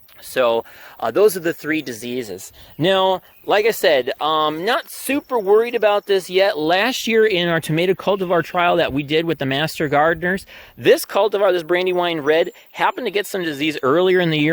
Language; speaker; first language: English; native; English